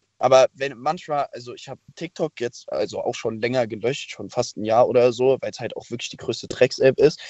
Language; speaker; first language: German; native; German